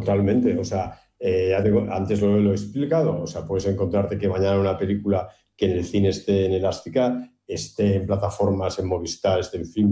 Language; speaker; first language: Spanish; native; Spanish